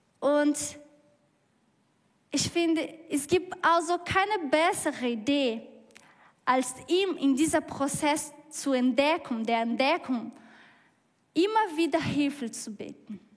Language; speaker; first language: German; non-native, learner; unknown